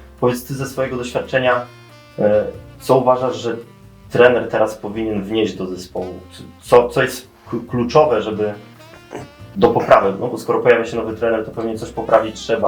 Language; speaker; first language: Polish; native; Polish